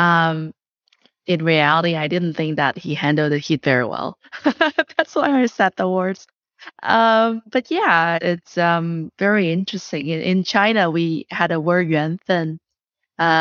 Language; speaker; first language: English; non-native, fluent; Chinese